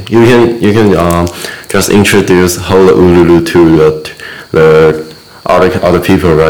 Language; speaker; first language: English; non-native, learner; Chinese